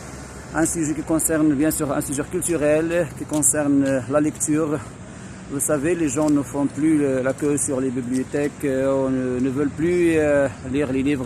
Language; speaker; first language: French; non-native, local second language; Arabic